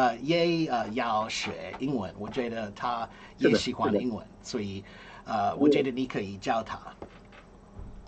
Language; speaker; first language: Chinese; non-native, learner; English